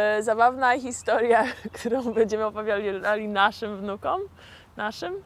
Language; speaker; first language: Polish; early bilingual, heritage; English